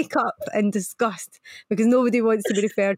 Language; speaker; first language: English; native; English